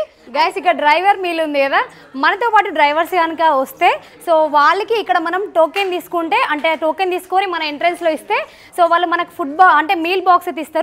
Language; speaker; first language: Telugu; native; Telugu